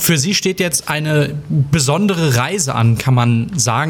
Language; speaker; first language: German; native; German